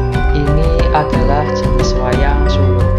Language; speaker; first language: Indonesian; native; Indonesian